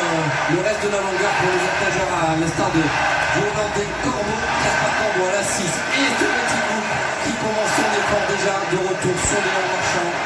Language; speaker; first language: French; native; French